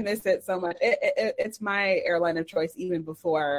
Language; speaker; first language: English; native; English